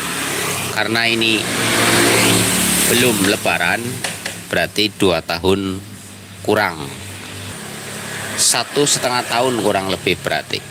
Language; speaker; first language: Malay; non-native, local second language; Javanese